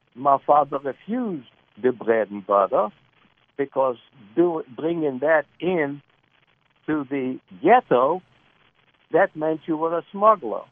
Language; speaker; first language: English; early bilingual, other home language; Lithuanian